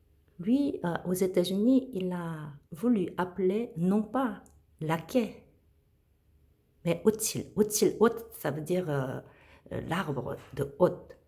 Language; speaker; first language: French; non-native, fluent; Korean